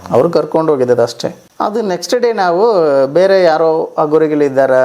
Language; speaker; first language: Kannada; non-native, local second language; Tamil